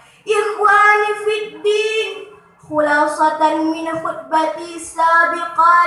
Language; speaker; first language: Arabic; non-native, learner; Achinese